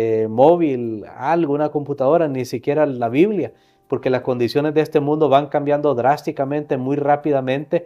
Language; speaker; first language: Spanish; native; Spanish